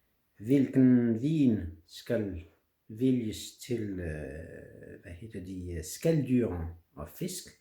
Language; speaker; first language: Danish; non-native, fluent; French